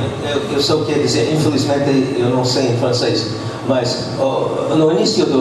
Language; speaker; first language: Portuguese; non-native, fluent; English